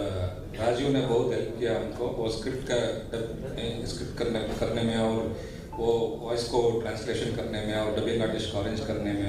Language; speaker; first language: Hindi; non-native, local second language; Kannada